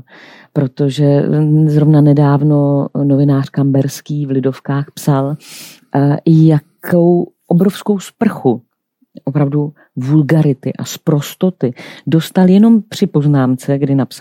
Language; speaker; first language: Czech; native; Czech